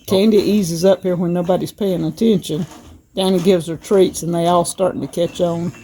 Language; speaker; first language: English; native; English